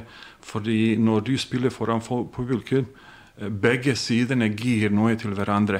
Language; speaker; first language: Norwegian; non-native, fluent; Bosnian